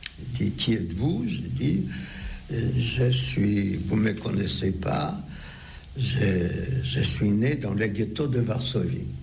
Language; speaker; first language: French; non-native, fluent; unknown